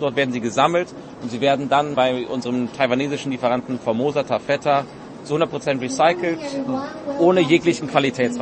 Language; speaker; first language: German; native; German